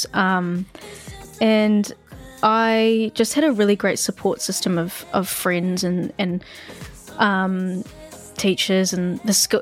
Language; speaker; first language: English; native; English